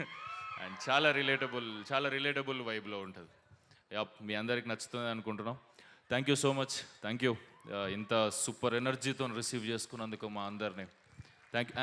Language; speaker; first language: Telugu; native; Telugu